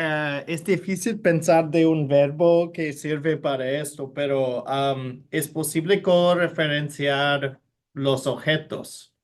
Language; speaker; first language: Spanish; non-native, fluent; English